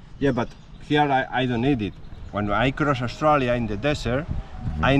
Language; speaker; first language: English; non-native, learner; Spanish